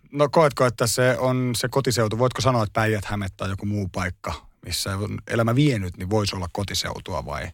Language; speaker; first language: Finnish; native; Finnish